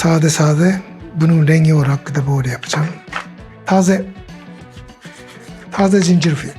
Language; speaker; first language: Turkish; non-native, learner; Japanese